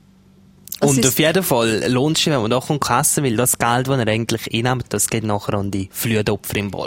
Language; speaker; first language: German; native; German